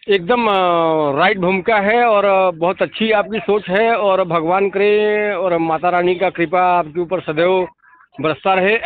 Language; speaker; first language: Hindi; native; Hindi